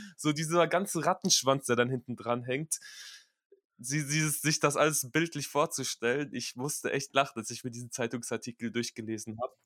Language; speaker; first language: German; early bilingual, other home language; Russian